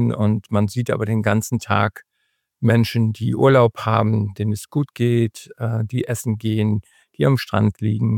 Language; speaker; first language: German; native; German